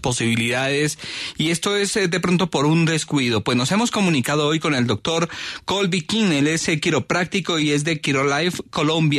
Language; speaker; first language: Spanish; native; Spanish